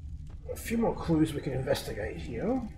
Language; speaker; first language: English; native; English